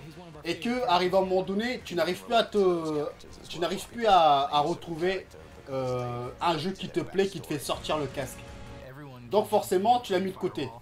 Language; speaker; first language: French; native; French